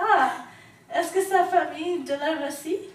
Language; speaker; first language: French; non-native, learner; English